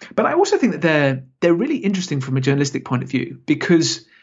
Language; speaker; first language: English; native; English